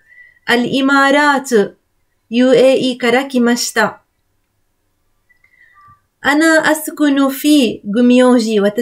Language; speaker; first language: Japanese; non-native, fluent; Arabic